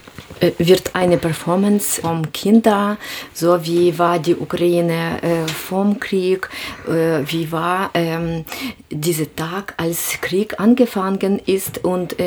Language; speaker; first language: German; non-native, learner; Ukrainian